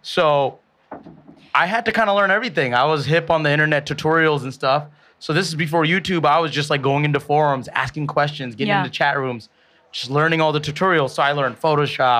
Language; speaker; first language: English; early bilingual, other home language; Bangla